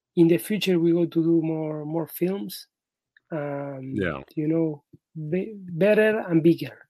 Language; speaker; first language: English; non-native, learner; Spanish